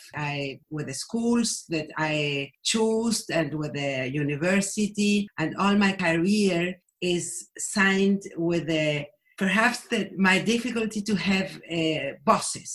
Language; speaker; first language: English; non-native, fluent; Spanish